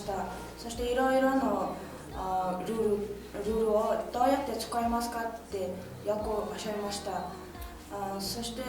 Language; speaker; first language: Japanese; non-native, learner; Mongolian